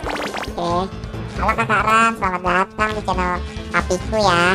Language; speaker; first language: Indonesian; native; Indonesian